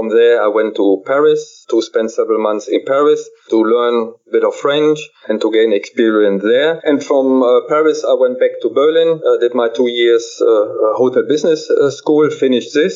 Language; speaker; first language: English; non-native, fluent; German